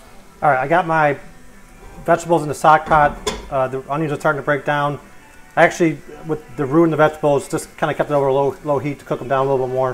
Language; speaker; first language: English; native; English